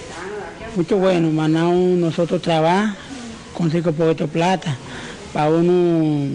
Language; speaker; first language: Spanish; non-native, local second language; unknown